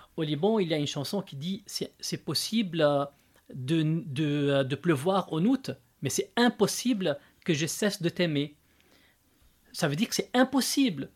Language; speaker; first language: French; non-native, local second language; Arabic